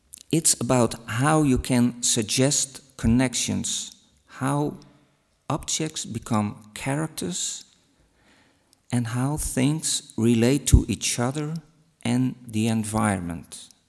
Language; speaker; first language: English; non-native, fluent; Western Frisian